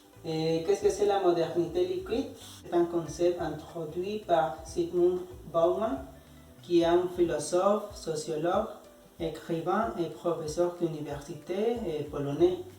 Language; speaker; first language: French; non-native, learner; Spanish